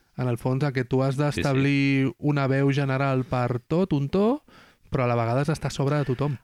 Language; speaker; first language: Catalan; non-native, local second language; Spanish